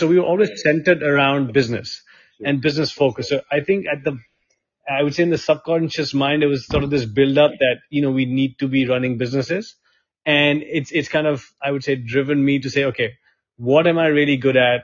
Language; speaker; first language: English; non-native, local second language; Hindi